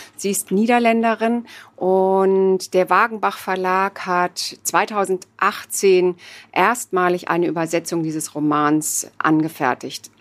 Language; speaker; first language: German; native; German